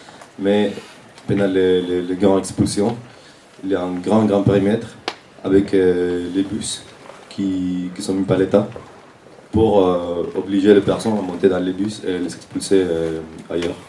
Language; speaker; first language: French; non-native, fluent; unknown